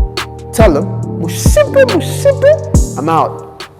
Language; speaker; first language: English; non-native, local second language; Bemba